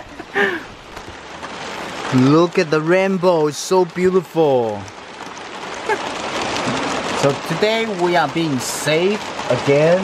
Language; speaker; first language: English; non-native, fluent; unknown